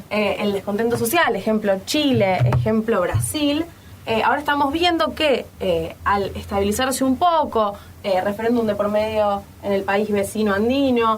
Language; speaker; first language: Spanish; native; Spanish